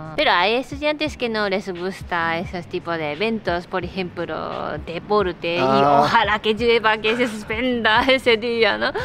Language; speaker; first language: Spanish; non-native, fluent; Japanese